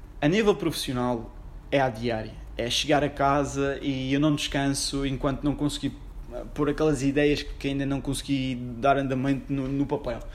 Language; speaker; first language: Portuguese; native; Portuguese